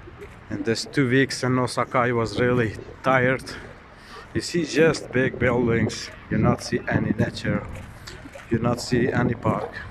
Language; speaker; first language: English; non-native, learner; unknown